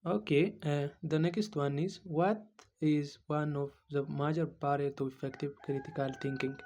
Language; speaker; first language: English; non-native, local second language; Amharic